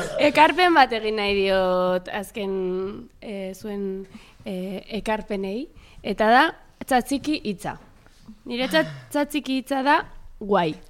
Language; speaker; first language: Basque; native; Basque